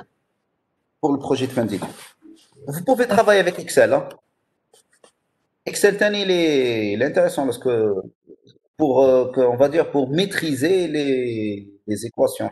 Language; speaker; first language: French; non-native, local second language; Arabic